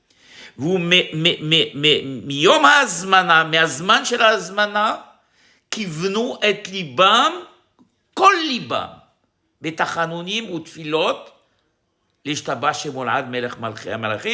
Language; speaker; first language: Hebrew; non-native, fluent; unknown